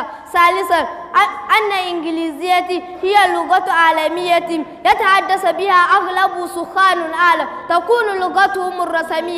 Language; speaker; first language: Arabic; non-native, learner; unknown